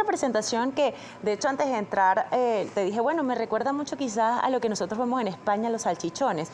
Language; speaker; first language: Spanish; native; Spanish